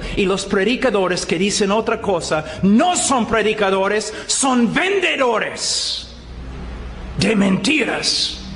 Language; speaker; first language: Spanish; non-native, fluent; English